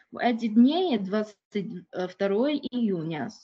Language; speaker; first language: Russian; non-native, learner; Chinese